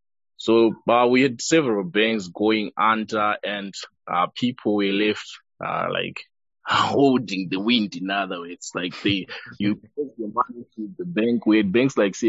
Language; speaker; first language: English; non-native, local second language; Shona